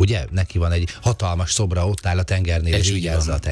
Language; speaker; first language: Hungarian; native; Hungarian